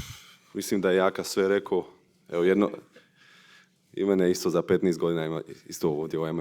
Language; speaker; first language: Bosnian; early bilingual, heritage; Bosnian